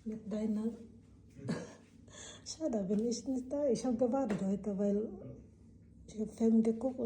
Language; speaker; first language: German; non-native, learner; Cebuano